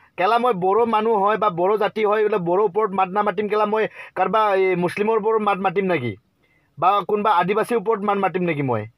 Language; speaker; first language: Assamese; non-native, local second language; Bodo